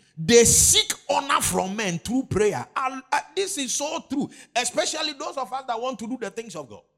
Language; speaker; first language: English; non-native, local second language; Akan